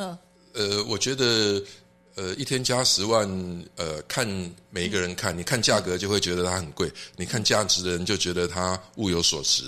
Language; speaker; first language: Chinese; native; Chinese